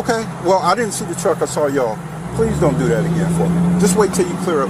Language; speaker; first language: English; native; English